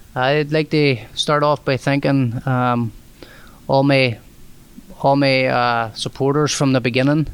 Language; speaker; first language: English; native; English